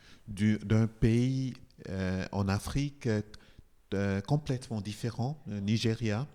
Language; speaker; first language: French; non-native, fluent; Igbo